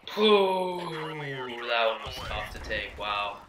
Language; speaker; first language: English; native; English